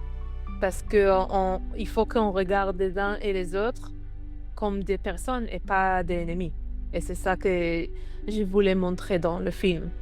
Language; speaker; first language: French; non-native, learner; Hebrew